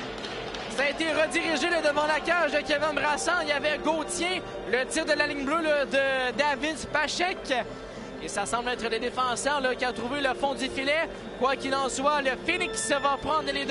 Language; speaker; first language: French; native; French